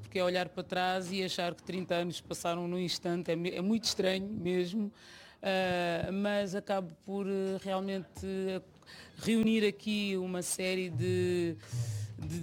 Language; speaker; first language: Portuguese; native; Portuguese